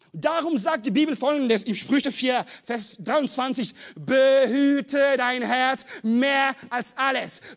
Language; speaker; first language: German; non-native, fluent; French